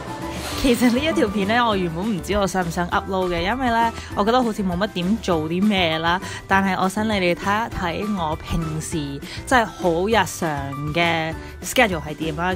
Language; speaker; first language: Cantonese; early bilingual, heritage; Cantonese